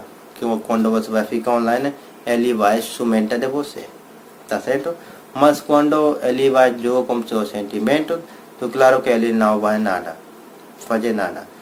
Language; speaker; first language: Portuguese; non-native, learner; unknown